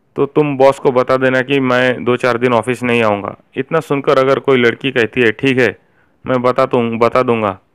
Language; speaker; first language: Hindi; native; Hindi